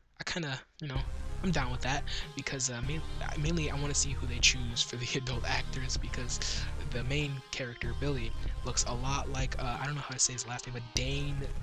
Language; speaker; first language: English; native; English